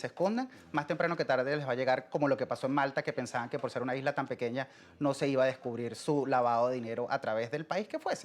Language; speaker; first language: Spanish; native; Spanish